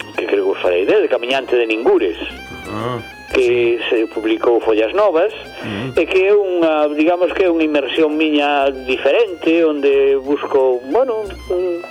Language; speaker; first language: Galician; native; Galician